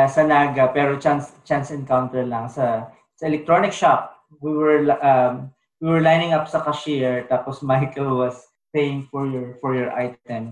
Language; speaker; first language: English; non-native, local second language; Bikol